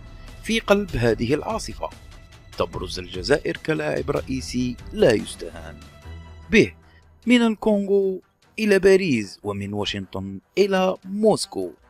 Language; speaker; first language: Arabic; native; Arabic